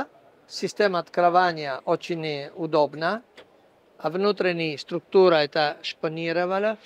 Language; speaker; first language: Russian; non-native, fluent; Italian